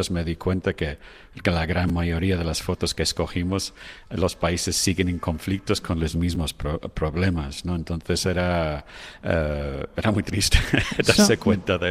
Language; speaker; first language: Spanish; non-native, fluent; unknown